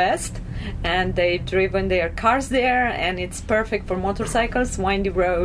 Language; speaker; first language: English; non-native, fluent; Romanian